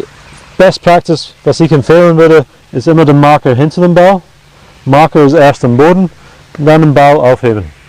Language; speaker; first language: German; non-native, fluent; English